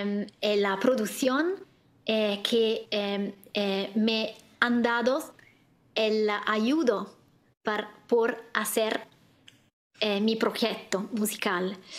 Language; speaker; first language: Spanish; non-native, learner; Italian